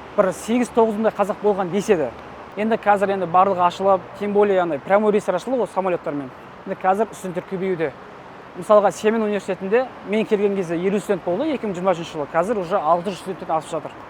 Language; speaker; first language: Kazakh; native; Kazakh